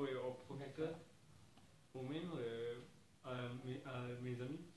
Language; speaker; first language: French; non-native, learner; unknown